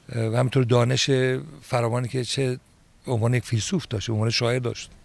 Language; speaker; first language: Persian; native; Persian